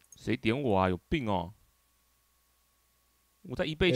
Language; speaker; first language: Chinese; native; Chinese